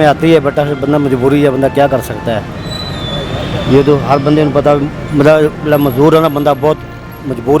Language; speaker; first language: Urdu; non-native, local second language; Punjabi